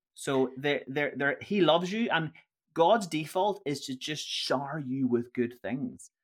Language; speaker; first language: English; native; English